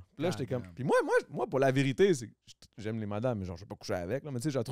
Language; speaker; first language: French; native; French